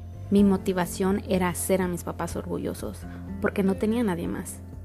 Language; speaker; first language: Spanish; early bilingual, heritage; Spanish